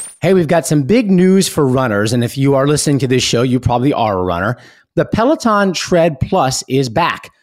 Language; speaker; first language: English; native; English